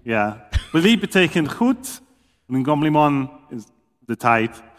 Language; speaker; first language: Dutch; non-native, learner; English